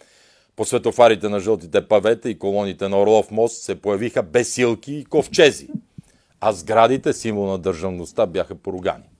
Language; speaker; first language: Bulgarian; native; Bulgarian